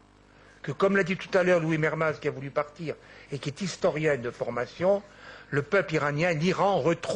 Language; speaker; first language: French; native; French